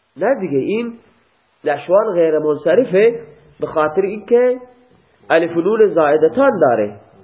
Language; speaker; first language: Persian; non-native, local second language; Baluchi